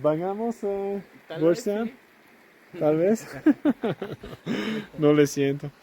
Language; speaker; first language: Spanish; non-native, learner; French